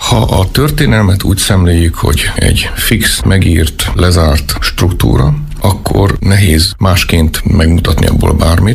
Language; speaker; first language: Hungarian; native; Hungarian